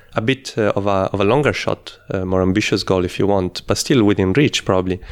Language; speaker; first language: English; non-native, fluent; Italian